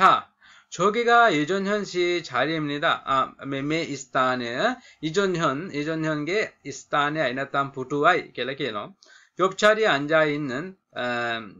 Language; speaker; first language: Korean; non-native, fluent; Sinhala